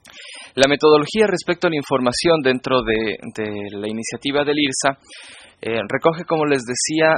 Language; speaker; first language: Spanish; native; Spanish